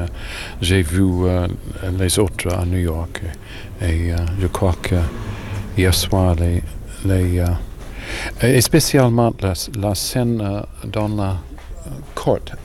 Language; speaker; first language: French; non-native, learner; English